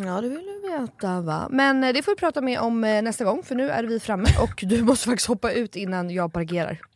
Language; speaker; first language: Swedish; native; Swedish